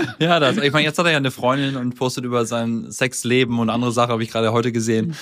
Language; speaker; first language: German; native; German